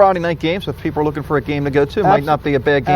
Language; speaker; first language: English; native; English